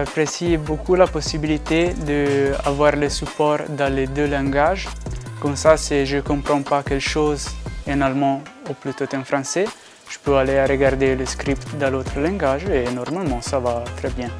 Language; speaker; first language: French; non-native, local second language; Italian